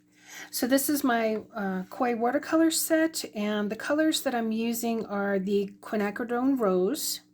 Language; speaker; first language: English; native; English